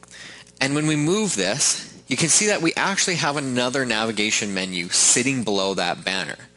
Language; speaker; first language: English; native; English